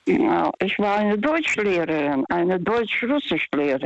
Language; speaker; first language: German; non-native, fluent; Russian